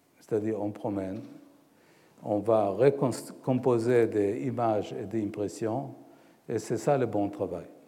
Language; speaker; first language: French; non-native, fluent; Hebrew